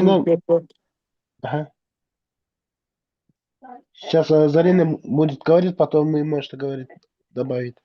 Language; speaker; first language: Russian; non-native, local second language; Turkmen